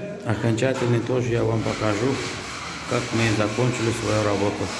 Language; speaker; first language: Russian; non-native, learner; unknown